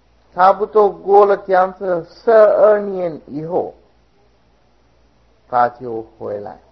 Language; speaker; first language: Chinese; non-native, fluent; Sinhala